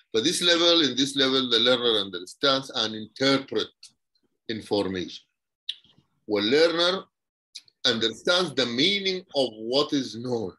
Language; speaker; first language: English; non-native, fluent; Arabic